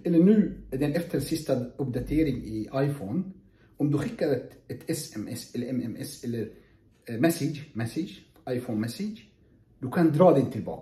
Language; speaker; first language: Swedish; non-native, fluent; Arabic